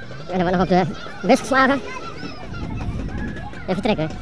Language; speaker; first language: Dutch; native; Dutch